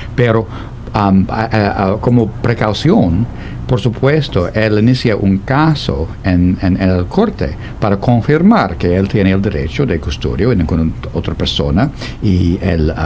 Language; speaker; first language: Spanish; non-native, fluent; English